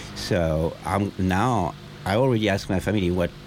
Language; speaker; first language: English; non-native, fluent; French